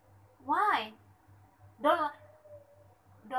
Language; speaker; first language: English; non-native, learner; Indonesian